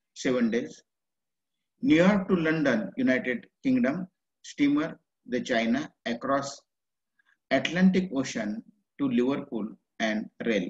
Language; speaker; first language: English; non-native, local second language; Marathi